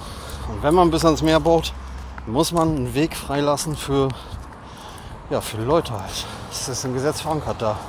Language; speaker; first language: German; native; German